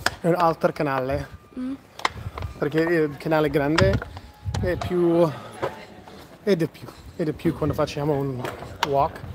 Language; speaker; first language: Italian; non-native, learner; English